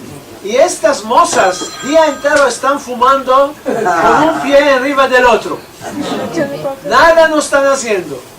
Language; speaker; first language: Spanish; early bilingual, heritage; Ladino